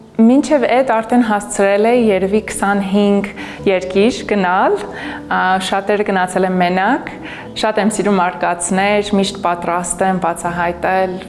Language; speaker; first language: Armenian; non-native, fluent; English